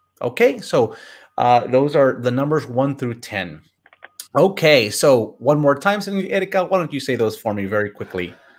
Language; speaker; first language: English; native; English